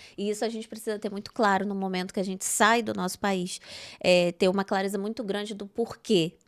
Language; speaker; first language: Portuguese; native; Portuguese